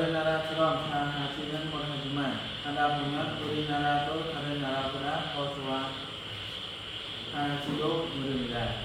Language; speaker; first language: Korean; non-native, learner; Khmer